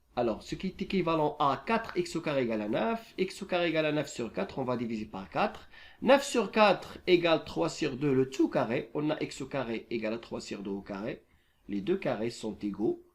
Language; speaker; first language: French; non-native, local second language; Arabic